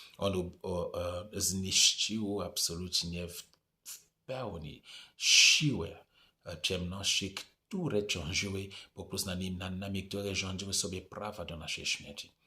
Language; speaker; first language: Polish; non-native, fluent; French